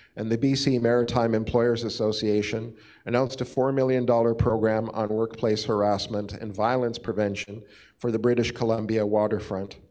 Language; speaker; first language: English; native; English